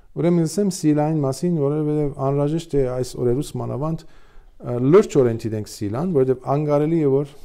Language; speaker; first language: Armenian; early bilingual, heritage; Armenian